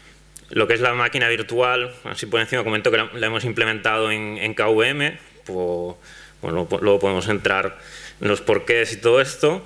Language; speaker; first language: Spanish; non-native, local second language; Catalan